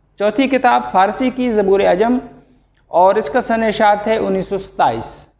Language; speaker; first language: Urdu; non-native, local second language; Pashto